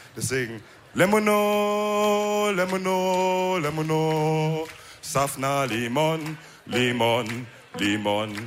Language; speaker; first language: German; early bilingual, other home language; Wolof